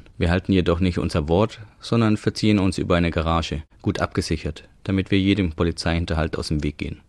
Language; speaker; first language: German; native; German